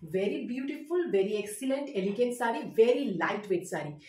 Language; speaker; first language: Hindi; non-native, local second language; Bangla